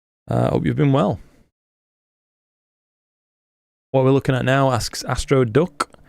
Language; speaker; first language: English; native; English